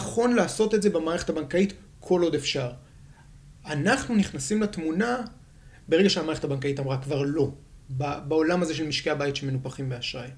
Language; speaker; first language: Hebrew; native; Hebrew